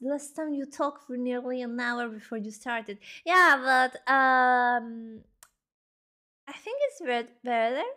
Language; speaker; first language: English; non-native, learner; Spanish